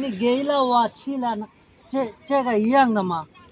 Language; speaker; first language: Chinese; non-native, learner; Bangla